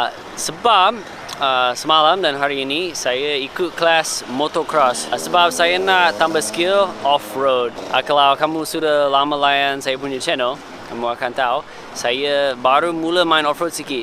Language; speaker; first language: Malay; non-native, fluent; English